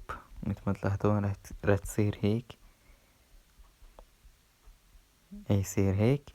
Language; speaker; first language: Arabic; native; Arabic